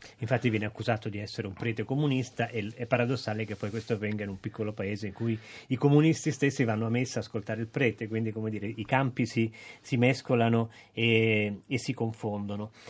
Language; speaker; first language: Italian; native; Italian